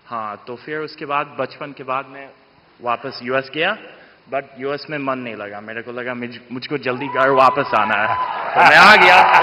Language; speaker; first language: Hindi; early bilingual, other home language; English